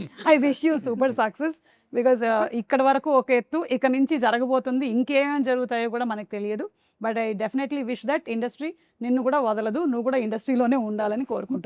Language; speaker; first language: Telugu; native; Telugu